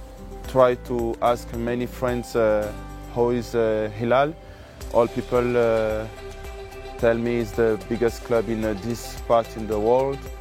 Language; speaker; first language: English; non-native, learner; French